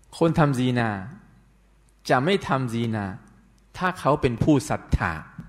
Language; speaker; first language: Thai; non-native, local second language; Pattani Malay